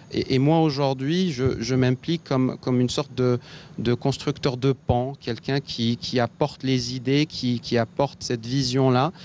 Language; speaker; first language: French; non-native, local second language; Arabic